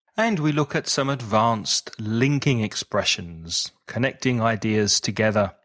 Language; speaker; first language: English; native; English